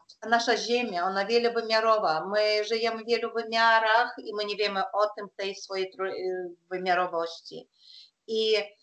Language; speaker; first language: Polish; non-native, fluent; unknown